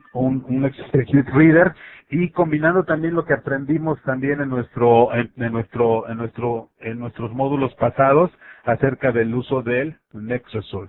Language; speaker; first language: Spanish; native; Spanish